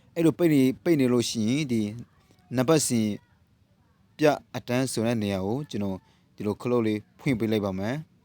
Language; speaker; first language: Burmese; non-native, local second language; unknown